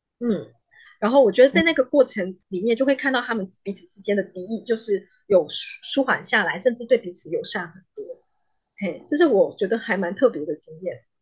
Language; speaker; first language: Chinese; native; Chinese